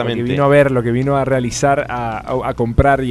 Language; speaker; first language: Spanish; native; Spanish